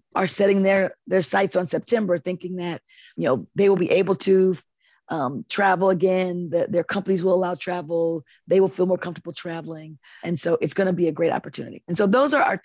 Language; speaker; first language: English; native; English